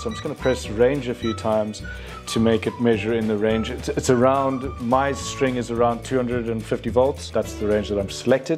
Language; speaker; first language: English; native; English